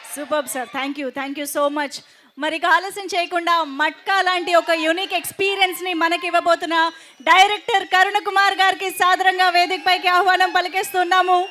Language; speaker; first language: Telugu; native; Telugu